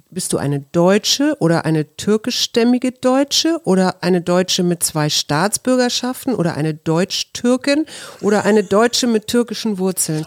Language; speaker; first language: German; native; German